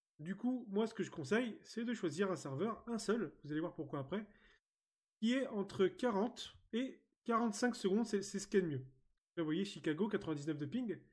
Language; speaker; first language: French; native; French